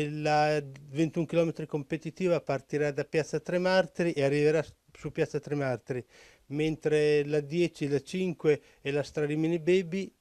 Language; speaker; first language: Italian; native; Italian